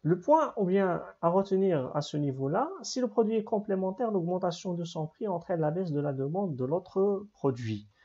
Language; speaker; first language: French; non-native, local second language; Arabic